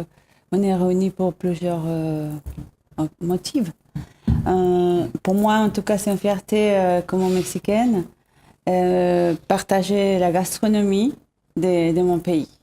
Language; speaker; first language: French; non-native, fluent; Spanish